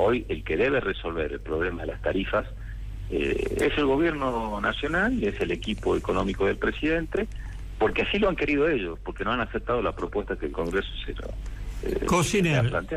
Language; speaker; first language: Spanish; native; Spanish